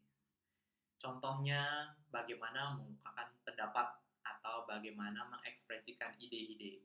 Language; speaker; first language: Indonesian; non-native, local second language; Balinese